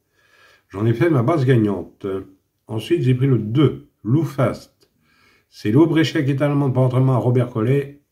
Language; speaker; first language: French; native; French